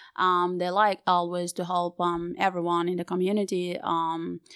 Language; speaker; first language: English; non-native, fluent; Arabic